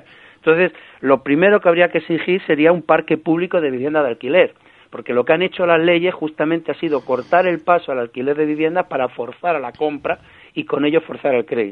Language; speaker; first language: Spanish; native; Spanish